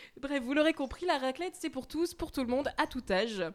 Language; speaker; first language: French; native; French